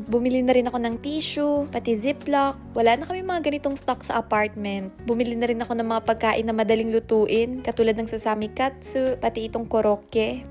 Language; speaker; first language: Filipino; native; Filipino